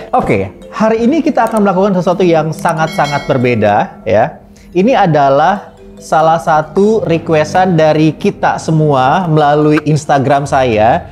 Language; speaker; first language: Indonesian; native; Indonesian